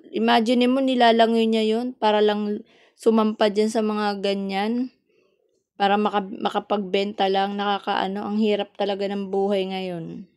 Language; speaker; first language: Filipino; non-native, local second language; Waray